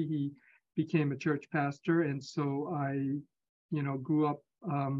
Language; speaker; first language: English; native; English